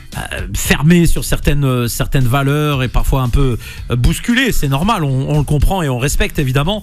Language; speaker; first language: French; native; French